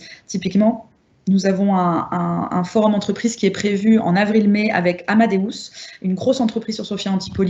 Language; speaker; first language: French; native; French